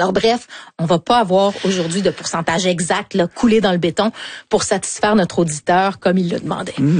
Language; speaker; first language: French; native; French